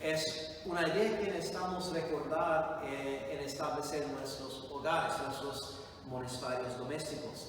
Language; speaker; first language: Spanish; non-native, fluent; English